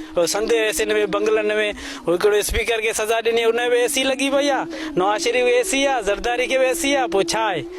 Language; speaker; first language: Sindhi; non-native, local second language; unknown